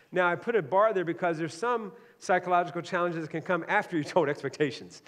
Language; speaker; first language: English; native; English